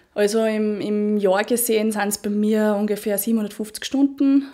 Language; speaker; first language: German; native; German